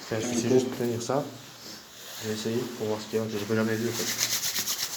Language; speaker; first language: French; native; French